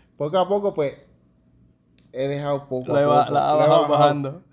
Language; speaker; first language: Spanish; native; Spanish